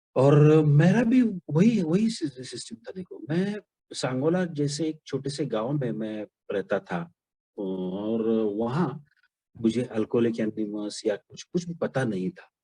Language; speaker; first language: Hindi; non-native, local second language; Marathi